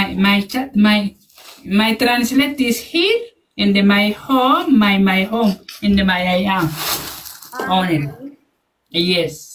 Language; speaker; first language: English; non-native, learner; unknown